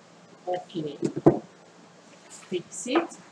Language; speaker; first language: English; non-native, fluent; Hungarian